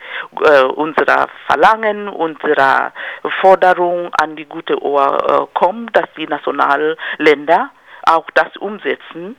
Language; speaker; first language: German; non-native, fluent; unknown